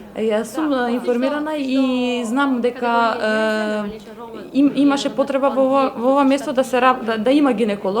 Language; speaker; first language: Macedonian; non-native, fluent; Albanian